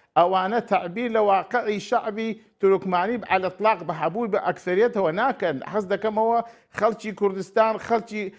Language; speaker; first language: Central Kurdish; non-native, local second language; Turkish